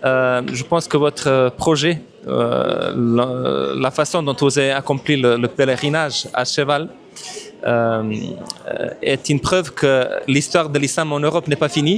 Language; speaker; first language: French; non-native, fluent; Bosnian